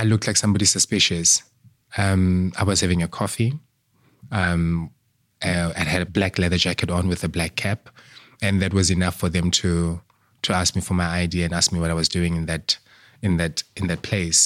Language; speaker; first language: English; non-native, local second language; Southern Sotho